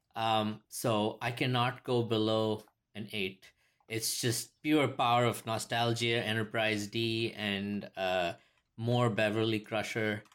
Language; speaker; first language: English; early bilingual, other home language; Hindi